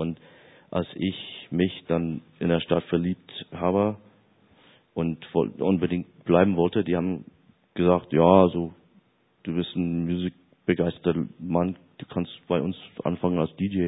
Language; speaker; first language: German; non-native, fluent; English